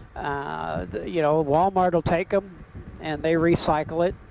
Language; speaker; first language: English; native; English